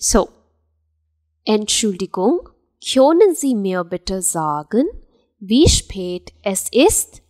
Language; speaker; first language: German; non-native, fluent; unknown